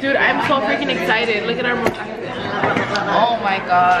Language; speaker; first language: English; early bilingual, other home language; Spanish